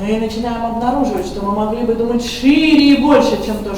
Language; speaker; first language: Russian; native; Russian